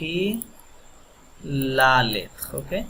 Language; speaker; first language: French; non-native, fluent; Bangla